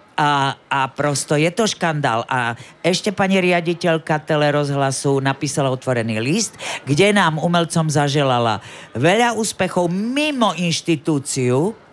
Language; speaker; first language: Slovak; native; Slovak